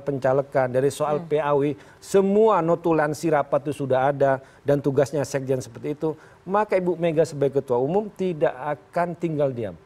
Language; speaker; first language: Indonesian; native; Indonesian